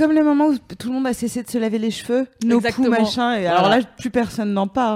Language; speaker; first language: French; native; French